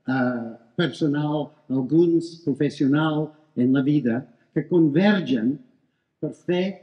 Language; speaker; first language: Catalan; non-native, fluent; English